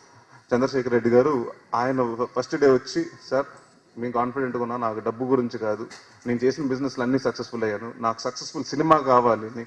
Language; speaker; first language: Telugu; native; Telugu